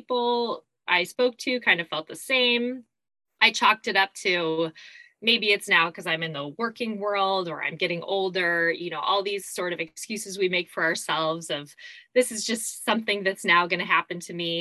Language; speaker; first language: English; native; English